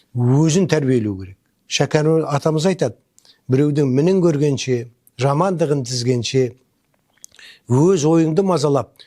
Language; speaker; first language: Kazakh; native; Kazakh